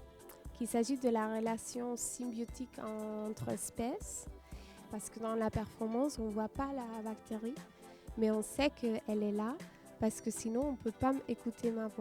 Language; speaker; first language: French; non-native, fluent; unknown